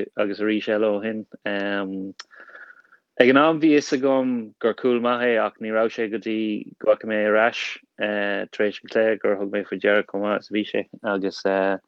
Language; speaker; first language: Irish; non-native, local second language; English